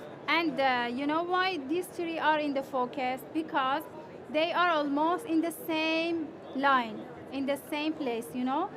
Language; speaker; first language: English; non-native, fluent; Persian